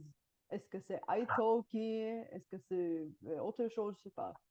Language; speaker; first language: French; non-native, fluent; Bulgarian